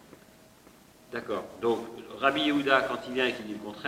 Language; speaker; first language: French; native; French